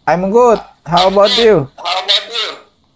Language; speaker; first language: English; non-native, learner; Indonesian